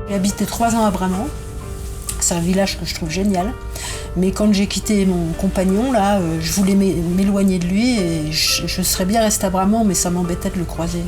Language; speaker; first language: French; native; French